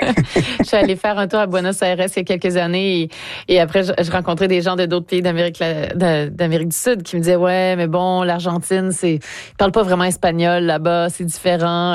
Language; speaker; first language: French; native; French